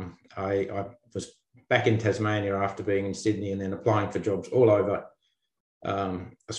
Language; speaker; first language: English; native; English